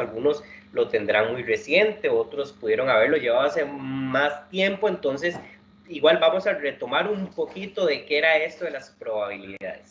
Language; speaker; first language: Spanish; native; Spanish